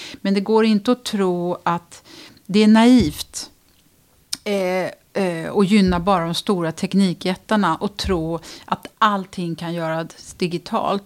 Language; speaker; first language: Swedish; native; Swedish